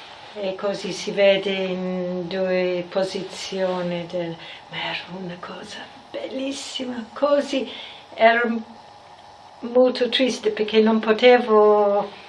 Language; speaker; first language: Italian; non-native, fluent; English